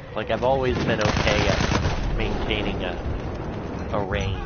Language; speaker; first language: English; native; English